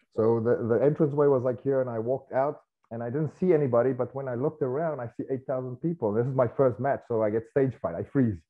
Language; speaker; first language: English; native; English